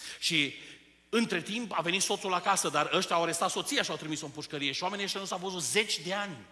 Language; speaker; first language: Romanian; native; Romanian